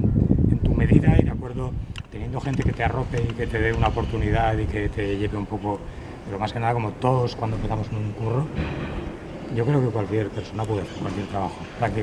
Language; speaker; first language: Spanish; native; Spanish